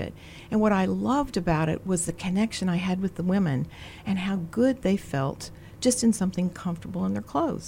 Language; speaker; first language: English; native; English